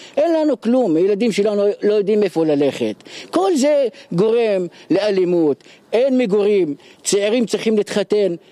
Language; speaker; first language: Hebrew; non-native, local second language; Arabic